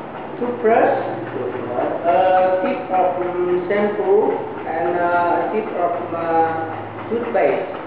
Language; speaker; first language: English; non-native, learner; Vietnamese